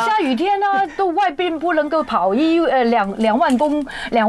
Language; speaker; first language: Chinese; native; Chinese